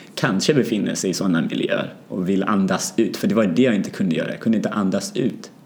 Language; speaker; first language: Swedish; early bilingual, other home language; Amharic